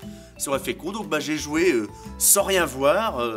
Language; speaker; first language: French; native; French